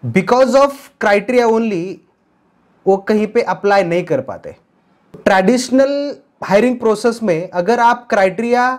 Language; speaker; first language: Hindi; non-native, local second language; Marathi